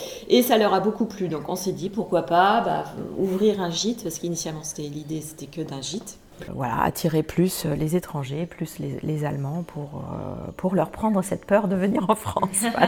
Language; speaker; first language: French; non-native, fluent; German